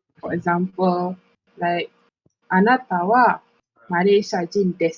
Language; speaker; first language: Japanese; non-native, learner; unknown